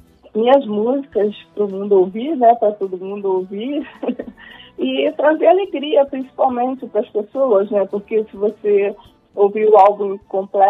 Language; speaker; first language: Portuguese; native; Portuguese